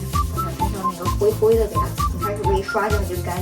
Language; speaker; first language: Chinese; native; Chinese